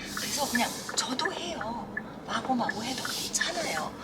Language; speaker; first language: Korean; native; Korean